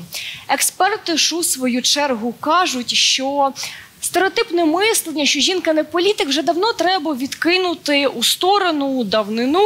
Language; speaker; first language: Ukrainian; native; Ukrainian